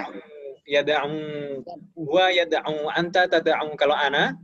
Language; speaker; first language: Arabic; non-native, fluent; Indonesian